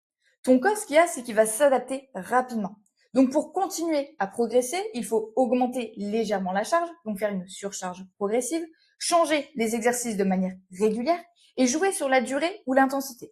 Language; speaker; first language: French; native; French